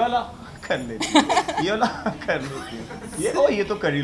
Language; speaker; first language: Hindi; native; Hindi